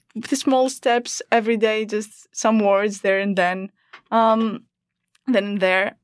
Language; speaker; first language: English; non-native, fluent; Greek